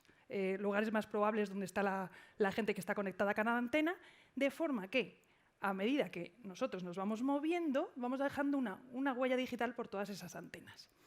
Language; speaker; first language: Spanish; native; Spanish